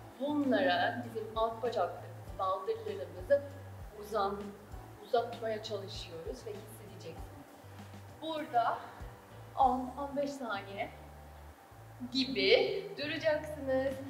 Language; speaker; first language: Turkish; non-native, fluent; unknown